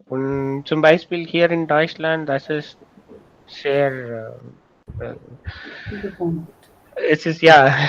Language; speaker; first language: German; non-native, learner; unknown